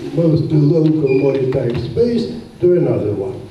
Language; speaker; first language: English; non-native, fluent; Russian